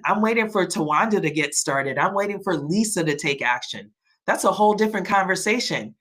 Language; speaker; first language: English; native; English